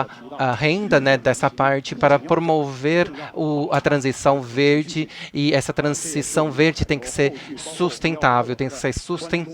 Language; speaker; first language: Portuguese; non-native, fluent; Chinese